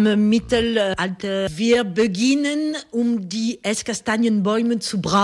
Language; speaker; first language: German; non-native, learner; French